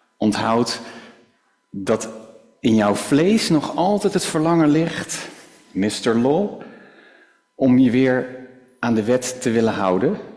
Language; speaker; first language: Dutch; native; Dutch